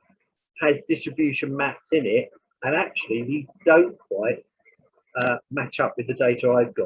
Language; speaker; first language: English; native; English